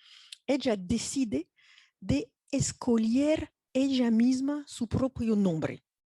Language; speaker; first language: Spanish; non-native, fluent; French